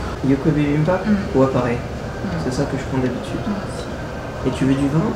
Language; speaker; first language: French; native; French